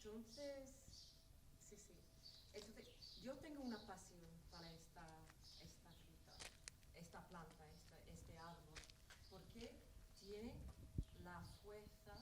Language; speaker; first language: Spanish; non-native, learner; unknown